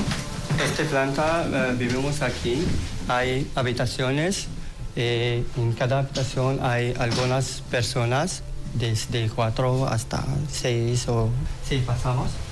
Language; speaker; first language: Spanish; non-native, learner; Arabic